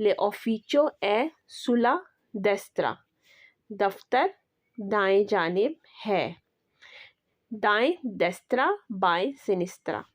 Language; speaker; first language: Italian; non-native, learner; Urdu